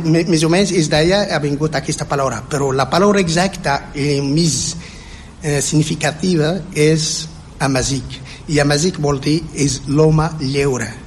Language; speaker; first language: Catalan; non-native, learner; Central Atlas Tamazight